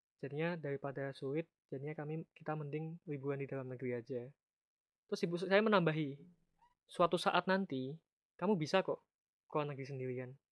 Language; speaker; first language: Indonesian; native; Indonesian